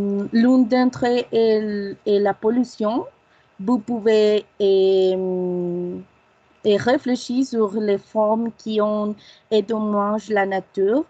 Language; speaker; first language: French; non-native, learner; Spanish